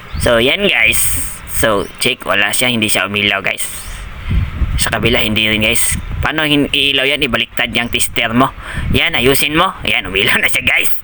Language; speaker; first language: Filipino; non-native, local second language; Cebuano